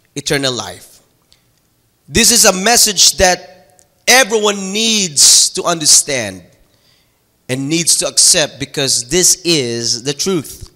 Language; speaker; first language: English; non-native, local second language; Filipino